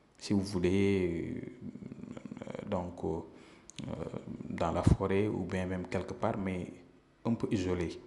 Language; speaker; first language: French; non-native, local second language; Wolof